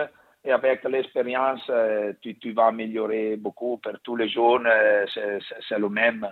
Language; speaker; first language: French; non-native, learner; Italian